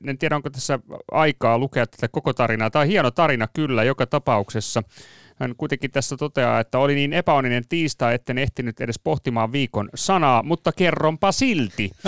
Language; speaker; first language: Finnish; native; Finnish